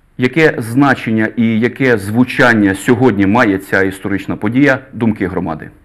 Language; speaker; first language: Ukrainian; native; Ukrainian